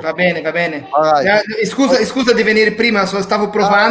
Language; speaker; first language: Italian; non-native, fluent; Portuguese